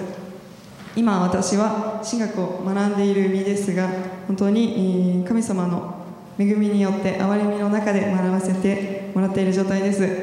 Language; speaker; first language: Japanese; native; Japanese